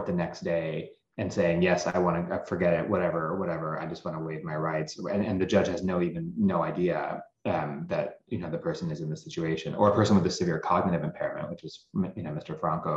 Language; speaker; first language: English; native; English